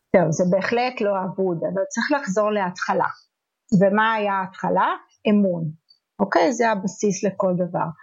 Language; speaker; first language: Hebrew; non-native, fluent; English